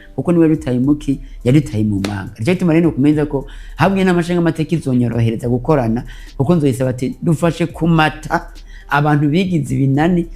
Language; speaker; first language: Rundi; native; Rundi